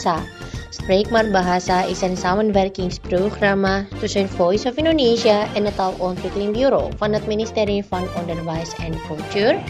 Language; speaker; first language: Dutch; non-native, learner; Indonesian